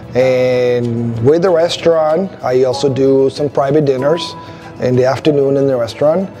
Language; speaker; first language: English; non-native, fluent; Spanish